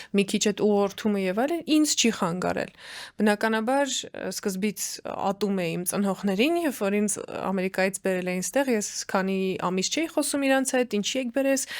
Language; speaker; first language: Armenian; early bilingual, heritage; Armenian